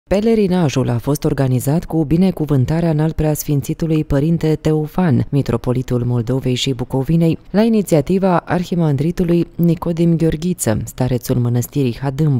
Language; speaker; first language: Romanian; native; Romanian